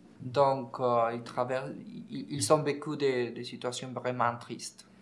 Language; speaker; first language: French; non-native, learner; Spanish